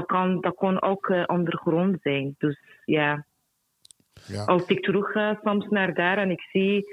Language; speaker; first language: Dutch; non-native, fluent; Persian